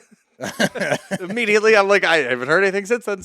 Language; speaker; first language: English; native; English